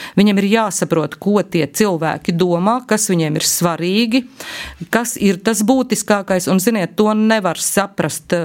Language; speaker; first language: Latvian; native; Latvian